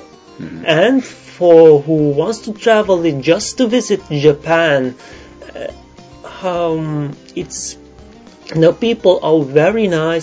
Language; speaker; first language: English; non-native, learner; Romanian